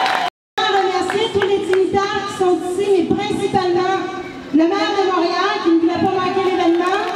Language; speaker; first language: French; native; French